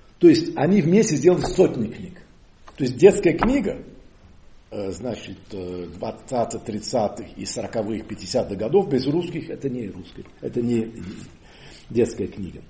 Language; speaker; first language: Russian; non-native, fluent; Occitan